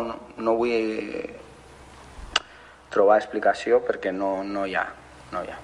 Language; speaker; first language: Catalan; non-native, fluent; Spanish